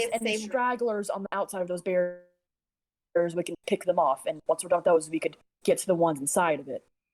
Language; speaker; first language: English; native; English